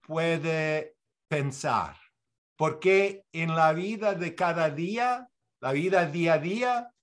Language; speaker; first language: Spanish; non-native, fluent; English